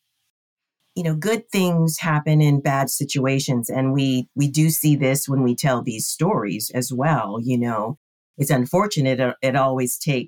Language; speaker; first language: English; native; English